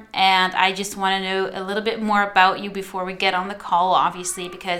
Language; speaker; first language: English; non-native, fluent; Dutch